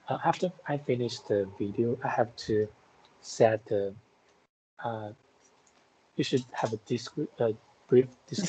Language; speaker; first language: English; non-native, fluent; Chinese